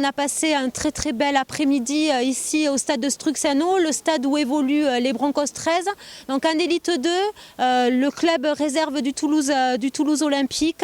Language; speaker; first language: French; native; French